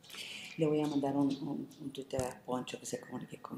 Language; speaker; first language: Spanish; native; Spanish